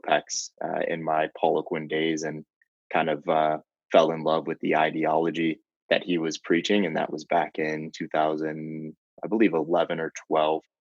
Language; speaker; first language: English; native; English